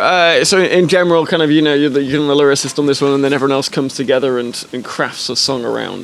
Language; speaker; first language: English; native; English